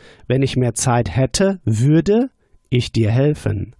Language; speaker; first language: German; non-native, fluent; English